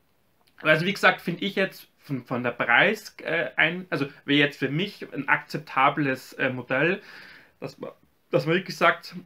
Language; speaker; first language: German; native; German